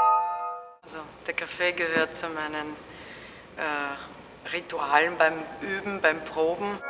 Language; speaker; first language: German; non-native, fluent; Italian